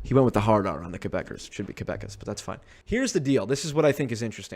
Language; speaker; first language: English; native; English